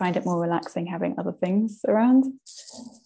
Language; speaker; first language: English; native; English